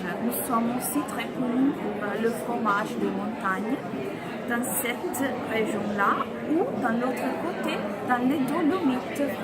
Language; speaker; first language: French; non-native, fluent; Italian